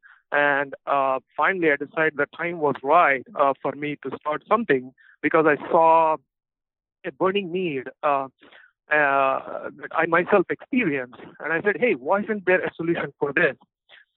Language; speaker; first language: English; non-native, local second language; Telugu